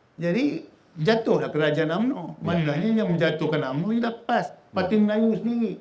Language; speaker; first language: Malay; native; Malay